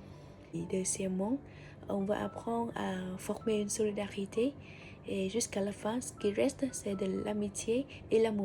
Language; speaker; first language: French; non-native, fluent; Vietnamese